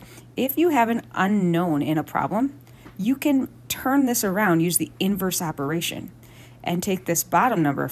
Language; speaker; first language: English; native; English